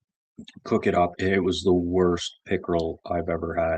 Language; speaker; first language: English; native; English